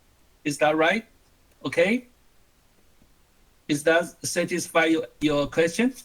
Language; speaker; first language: English; non-native, learner; Chinese